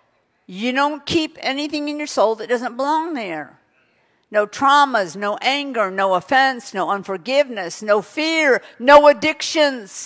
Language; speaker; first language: English; native; English